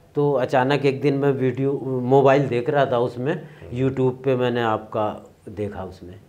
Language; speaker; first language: Hindi; native; Hindi